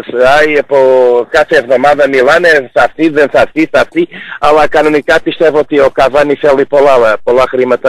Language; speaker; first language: Greek; non-native, fluent; Portuguese